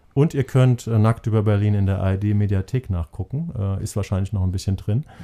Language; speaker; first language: German; native; German